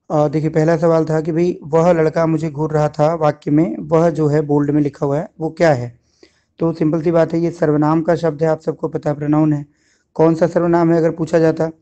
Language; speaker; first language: Hindi; native; Hindi